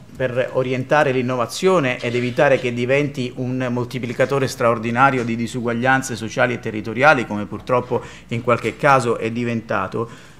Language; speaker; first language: Italian; native; Italian